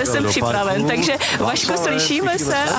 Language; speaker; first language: Czech; native; Czech